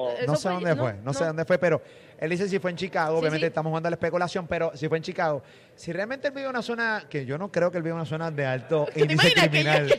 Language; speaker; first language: Spanish; native; Spanish